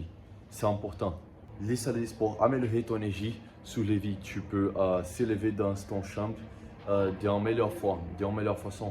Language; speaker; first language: French; non-native, learner; Portuguese